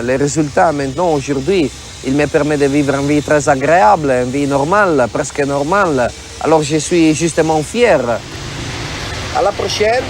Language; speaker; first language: French; non-native, fluent; Italian